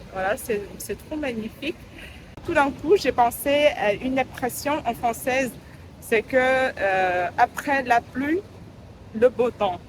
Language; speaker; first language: French; non-native, learner; Vietnamese